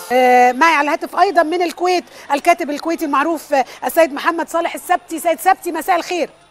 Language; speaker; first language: Arabic; native; Arabic